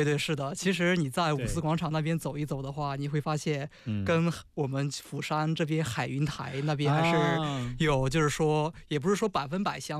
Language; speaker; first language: Chinese; native; Chinese